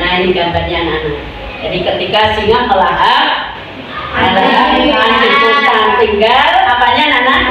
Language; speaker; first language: Indonesian; native; Indonesian